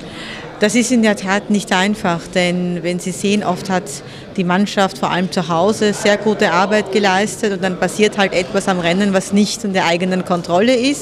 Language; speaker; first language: German; early bilingual, other home language; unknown